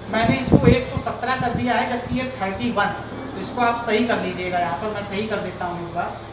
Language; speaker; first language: Hindi; native; Hindi